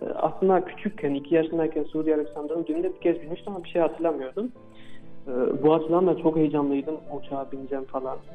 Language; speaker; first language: Turkish; non-native, fluent; Albanian